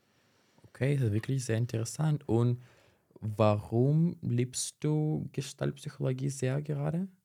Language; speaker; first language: German; non-native, fluent; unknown